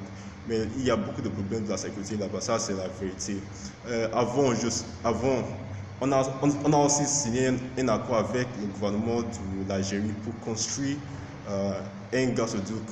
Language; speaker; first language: French; non-native, fluent; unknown